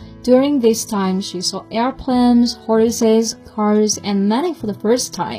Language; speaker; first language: English; non-native, fluent; Chinese